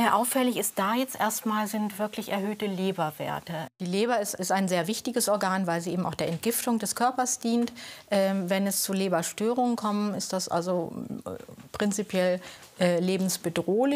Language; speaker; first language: German; native; German